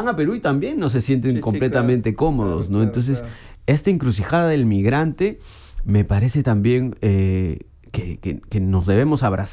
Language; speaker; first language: Spanish; native; Spanish